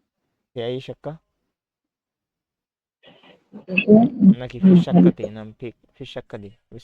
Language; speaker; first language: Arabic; non-native, fluent; Bangla